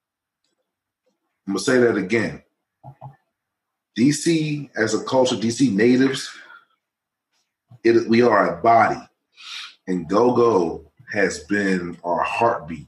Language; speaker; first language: English; native; English